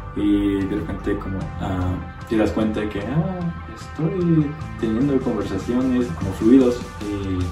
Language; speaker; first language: Spanish; non-native, fluent; English